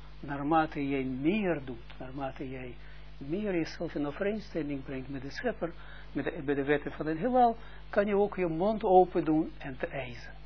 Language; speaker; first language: Dutch; non-native, fluent; Russian